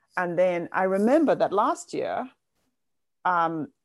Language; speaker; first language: English; native; English